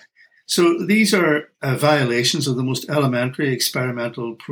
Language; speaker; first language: English; native; English